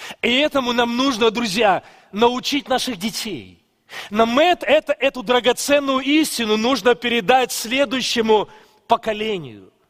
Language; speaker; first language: Russian; native; Russian